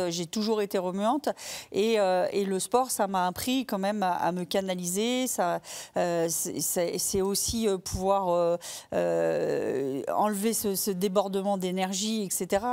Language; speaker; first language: French; native; French